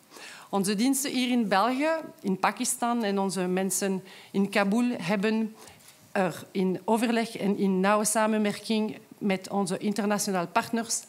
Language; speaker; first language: Dutch; non-native, local second language; French